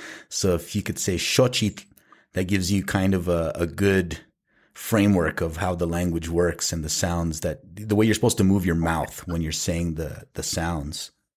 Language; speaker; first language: English; native; English